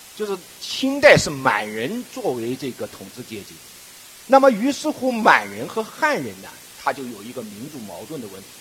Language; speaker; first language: Chinese; native; Chinese